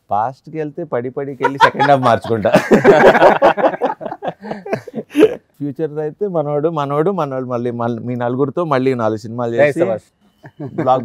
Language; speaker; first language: Telugu; native; Telugu